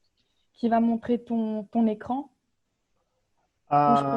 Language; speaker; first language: French; non-native, fluent; Spanish